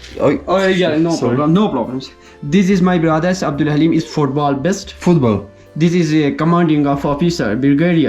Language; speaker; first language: English; non-native, learner; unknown